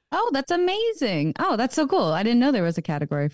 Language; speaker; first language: English; native; English